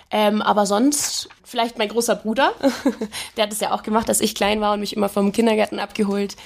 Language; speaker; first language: German; native; German